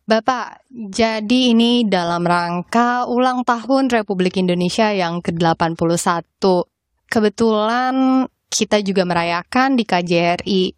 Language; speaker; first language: Indonesian; native; Indonesian